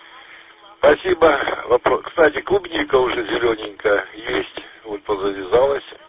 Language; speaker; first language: Russian; native; Russian